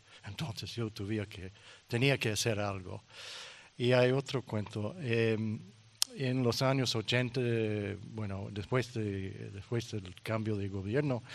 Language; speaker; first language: Spanish; non-native, learner; English